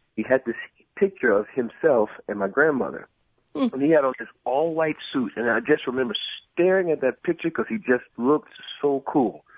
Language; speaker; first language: English; native; English